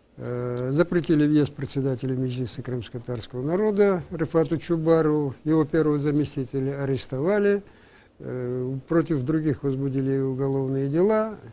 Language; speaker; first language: Russian; non-native, local second language; Crimean Tatar